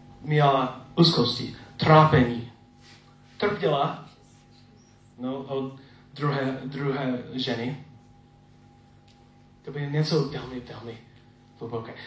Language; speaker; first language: Czech; non-native, learner; English